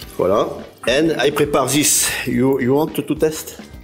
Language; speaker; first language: English; non-native, learner; French